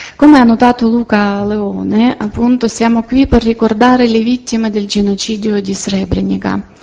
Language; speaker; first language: Italian; non-native, fluent; Ukrainian